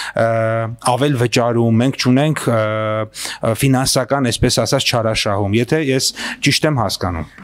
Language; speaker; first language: Armenian; native; Armenian